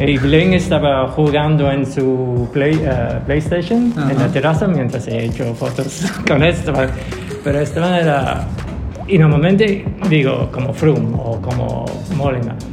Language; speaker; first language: Spanish; non-native, learner; English